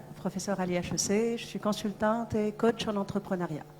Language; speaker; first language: French; non-native, local second language; Arabic